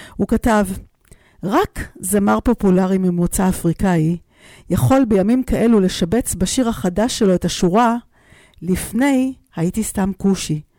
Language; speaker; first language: Hebrew; native; Hebrew